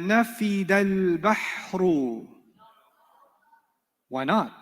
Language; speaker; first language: Arabic; non-native, fluent; English